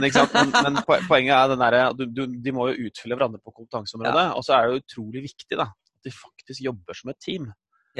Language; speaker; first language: Norwegian; native; Norwegian